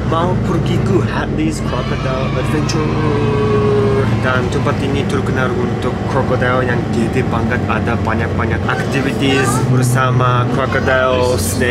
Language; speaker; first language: Indonesian; non-native, fluent; Japanese